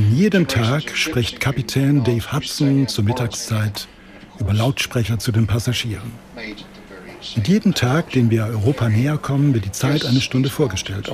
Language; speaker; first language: German; native; German